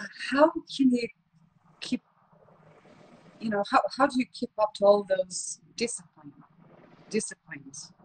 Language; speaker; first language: English; non-native, fluent; Russian